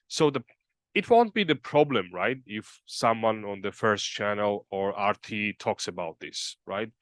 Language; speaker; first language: English; non-native, fluent; Georgian